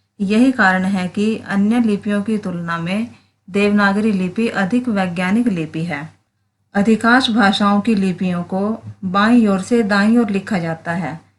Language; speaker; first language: Hindi; native; Hindi